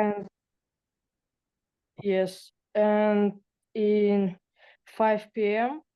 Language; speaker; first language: English; non-native, learner; Russian